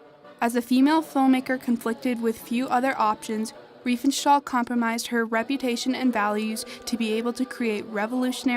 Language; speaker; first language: English; native; English